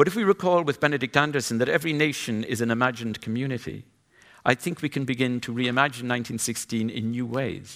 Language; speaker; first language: English; native; English